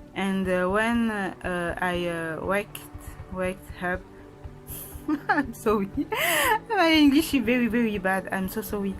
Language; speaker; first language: English; non-native, learner; French